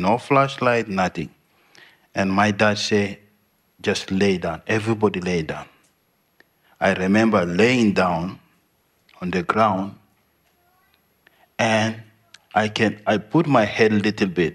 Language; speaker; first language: English; non-native, learner; Arabic